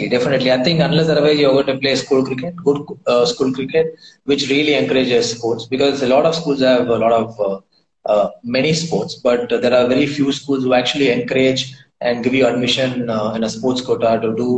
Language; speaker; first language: English; non-native, local second language; Tamil